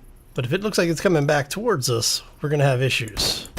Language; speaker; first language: English; native; English